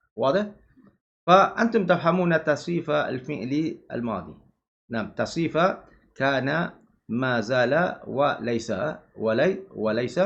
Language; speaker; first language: Arabic; non-native, fluent; Malay